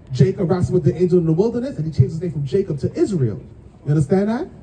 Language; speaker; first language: English; native; English